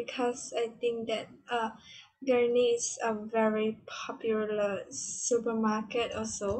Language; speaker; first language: English; non-native, learner; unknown